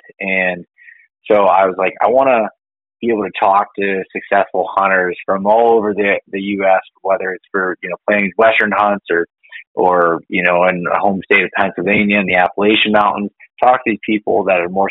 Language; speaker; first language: English; native; English